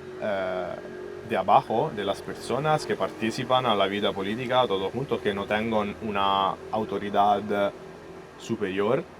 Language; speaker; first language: Spanish; non-native, fluent; Italian